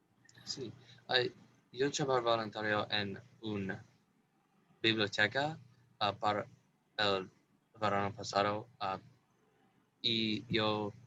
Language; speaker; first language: Spanish; non-native, learner; English